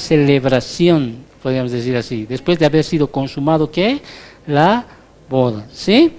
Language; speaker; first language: Spanish; native; Spanish